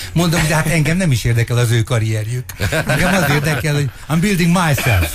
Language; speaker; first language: Hungarian; native; Hungarian